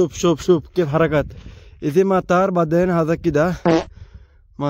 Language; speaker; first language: Arabic; non-native, learner; Bangla